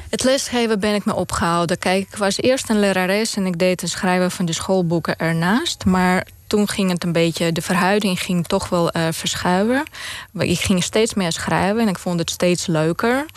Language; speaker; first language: Dutch; non-native, fluent; Romanian